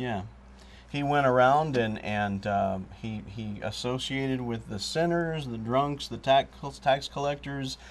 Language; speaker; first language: English; native; English